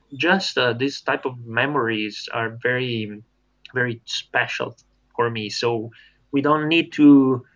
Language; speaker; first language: English; non-native, fluent; Italian